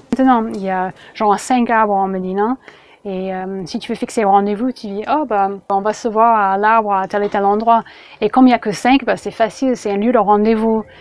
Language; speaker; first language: French; non-native, fluent; English